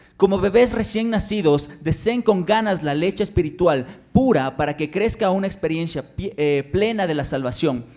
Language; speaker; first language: Spanish; native; Spanish